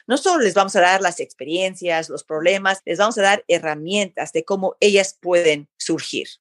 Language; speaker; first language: Spanish; early bilingual, heritage; Spanish